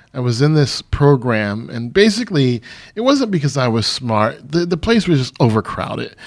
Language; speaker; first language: English; native; English